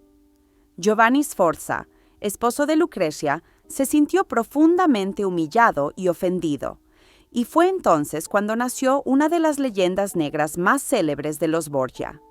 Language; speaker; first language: Spanish; native; Spanish